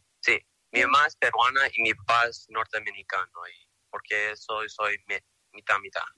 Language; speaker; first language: Spanish; early bilingual, heritage; Spanish